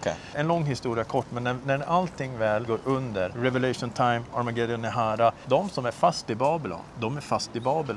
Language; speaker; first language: Swedish; native; Swedish